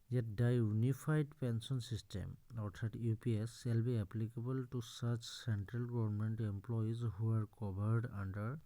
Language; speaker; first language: English; non-native, local second language; Assamese